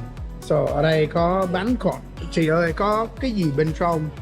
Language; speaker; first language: Vietnamese; non-native, learner; English